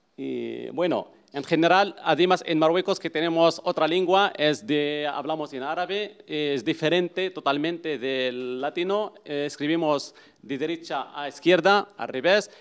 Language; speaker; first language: Spanish; non-native, learner; Arabic